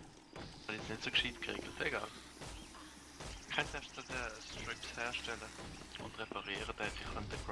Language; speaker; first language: German; native; German